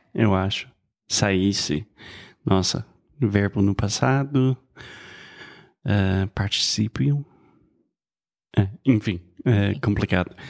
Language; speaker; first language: Portuguese; non-native, fluent; English